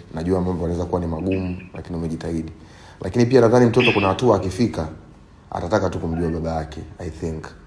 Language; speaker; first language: Swahili; native; Swahili